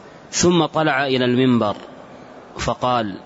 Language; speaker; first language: Arabic; native; Arabic